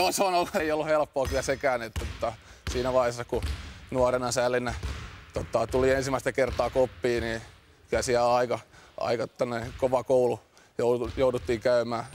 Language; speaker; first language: Finnish; native; Finnish